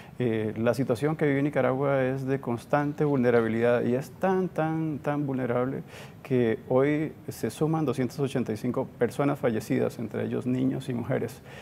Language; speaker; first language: Spanish; native; Spanish